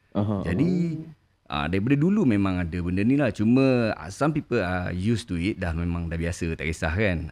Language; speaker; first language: Malay; native; Malay